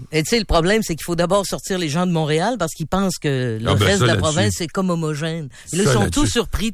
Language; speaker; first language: French; native; French